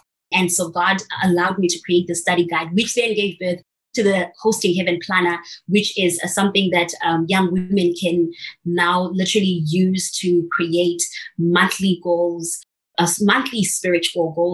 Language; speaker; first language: English; non-native, local second language; Shona